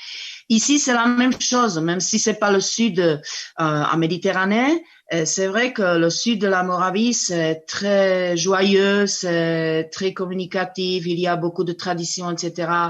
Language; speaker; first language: French; non-native, fluent; Czech